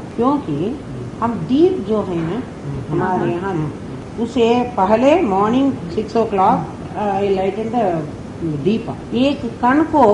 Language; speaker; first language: Hindi; non-native, local second language; Telugu